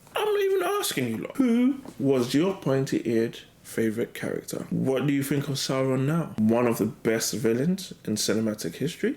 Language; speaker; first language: English; native; English